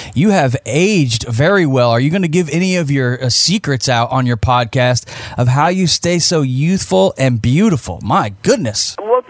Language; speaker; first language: English; native; English